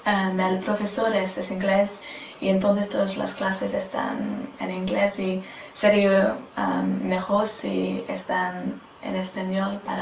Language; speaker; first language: Spanish; non-native, learner; English